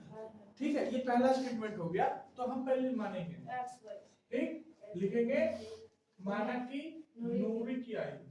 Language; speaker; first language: Hindi; native; Hindi